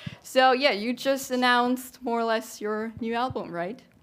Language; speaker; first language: English; non-native, fluent; German